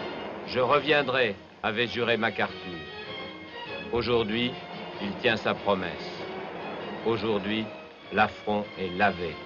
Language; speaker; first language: French; native; French